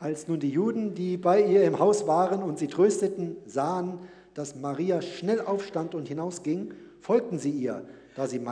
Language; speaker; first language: German; native; German